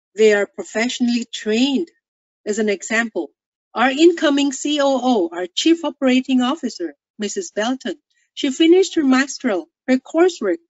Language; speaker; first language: English; non-native, local second language; Min Nan Chinese